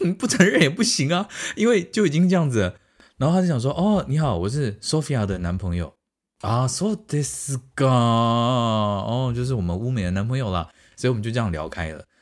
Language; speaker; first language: Chinese; native; Chinese